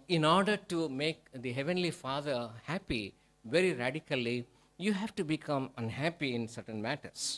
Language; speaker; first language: English; non-native, local second language; Telugu